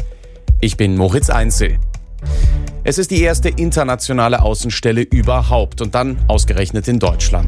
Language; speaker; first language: German; native; German